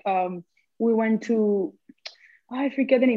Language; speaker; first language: English; non-native, fluent; Spanish